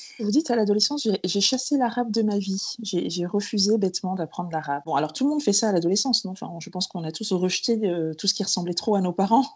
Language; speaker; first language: French; native; French